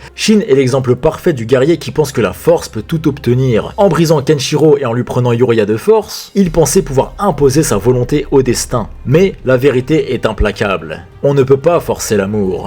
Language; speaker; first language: French; native; French